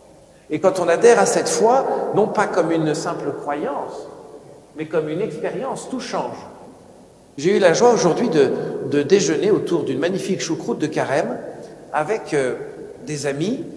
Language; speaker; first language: French; native; French